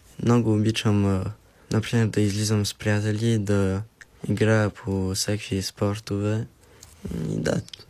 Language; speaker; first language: Bulgarian; early bilingual, heritage; Bulgarian